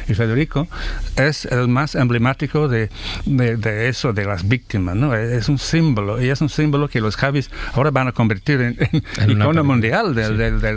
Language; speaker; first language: Spanish; non-native, fluent; English